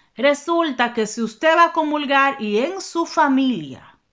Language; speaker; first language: Spanish; native; Spanish